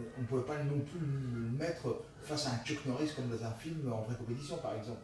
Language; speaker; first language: French; early bilingual, other home language; Italian